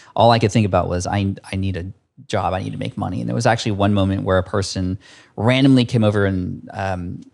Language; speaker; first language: English; early bilingual, other home language; Filipino